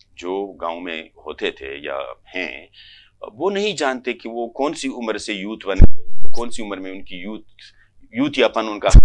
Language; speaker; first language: Urdu; non-native, local second language; Pashto